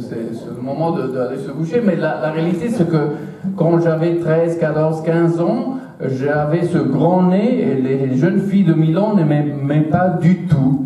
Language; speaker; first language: French; non-native, fluent; Italian